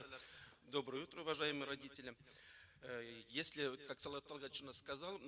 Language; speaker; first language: Russian; native; Russian